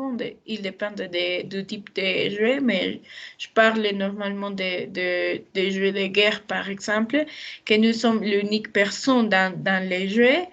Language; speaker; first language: French; non-native, learner; Spanish